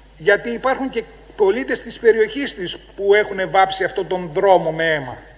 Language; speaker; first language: Greek; native; Greek